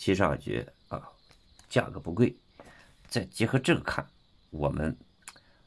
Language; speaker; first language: Chinese; native; Chinese